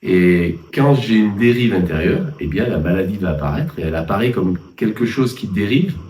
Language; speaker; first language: French; native; French